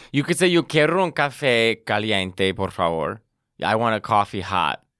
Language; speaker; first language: English; early bilingual, other home language; Spanish